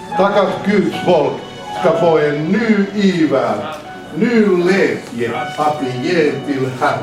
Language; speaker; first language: Swedish; non-native, fluent; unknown